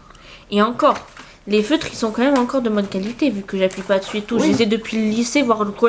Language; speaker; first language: French; native; French